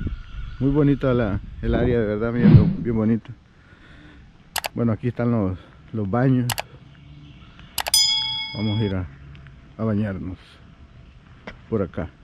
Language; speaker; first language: Spanish; native; Spanish